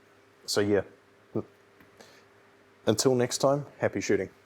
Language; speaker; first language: English; native; English